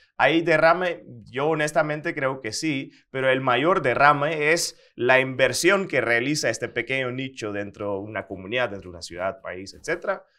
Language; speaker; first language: Spanish; non-native, fluent; Dutch